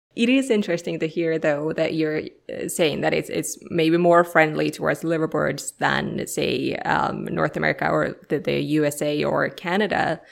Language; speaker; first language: English; non-native, fluent; Finnish